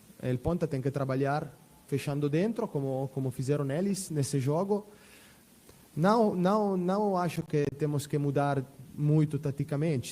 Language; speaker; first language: Portuguese; non-native, fluent; Italian